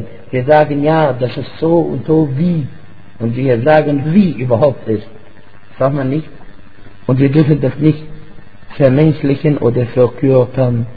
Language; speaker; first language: German; non-native, fluent; Arabic